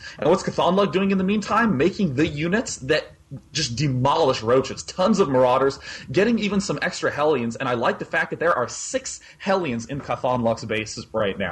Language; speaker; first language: English; native; English